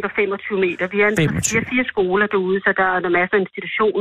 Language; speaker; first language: Danish; native; Danish